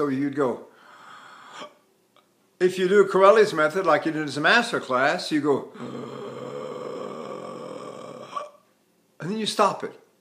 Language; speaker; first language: English; native; English